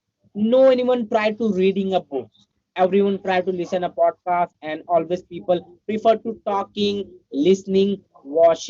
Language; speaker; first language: English; non-native, learner; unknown